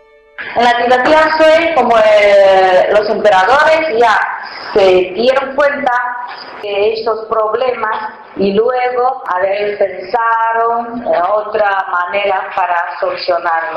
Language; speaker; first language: Spanish; non-native, fluent; Chinese